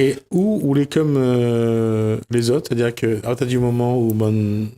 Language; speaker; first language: French; non-native, local second language; Réunion Creole French